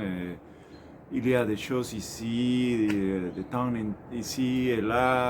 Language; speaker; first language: French; non-native, learner; Spanish